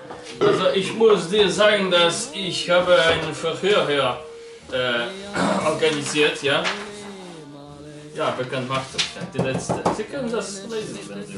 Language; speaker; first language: German; non-native, learner; Polish